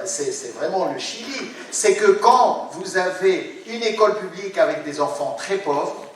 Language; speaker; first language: French; non-native, local second language; Arabic